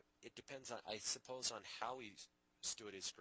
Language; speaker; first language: English; native; English